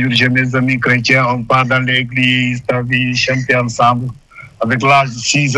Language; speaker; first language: French; non-native, local second language; Wolof